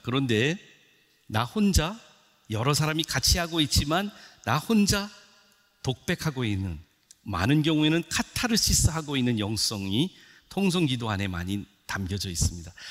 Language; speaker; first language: Korean; native; Korean